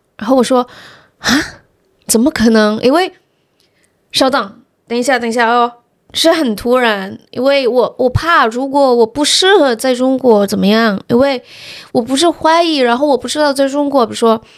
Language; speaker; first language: Chinese; non-native, fluent; Indonesian